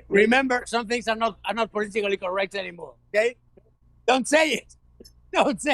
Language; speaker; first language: English; non-native, fluent; Spanish